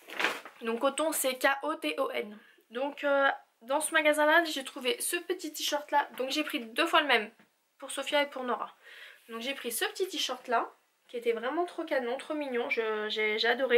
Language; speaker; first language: French; native; French